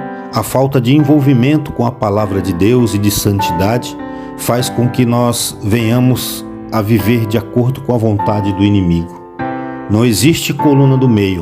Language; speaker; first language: Portuguese; native; Portuguese